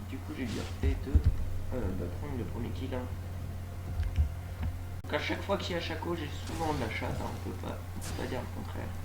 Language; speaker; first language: French; native; French